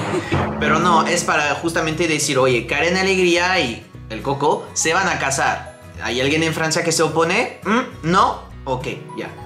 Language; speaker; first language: Spanish; non-native, fluent; French